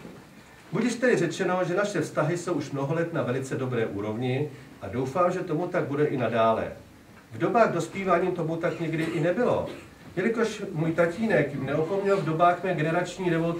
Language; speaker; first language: Czech; native; Czech